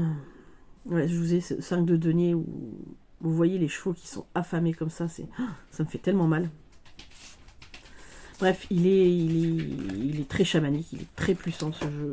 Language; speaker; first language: French; native; French